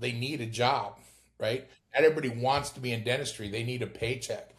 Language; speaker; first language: English; native; English